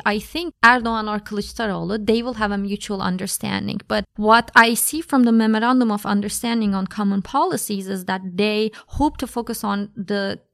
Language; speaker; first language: English; non-native, fluent; Turkish